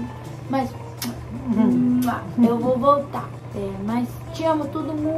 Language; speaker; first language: Portuguese; early bilingual, heritage; English